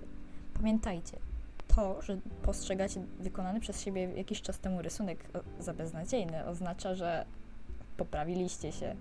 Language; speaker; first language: Polish; native; Polish